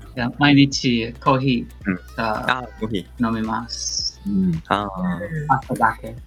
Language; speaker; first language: Japanese; non-native, learner; English